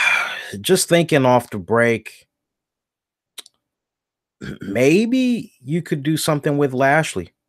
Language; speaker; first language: English; native; English